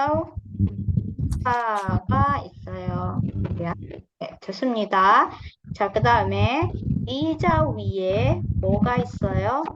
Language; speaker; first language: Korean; non-native, fluent; Indonesian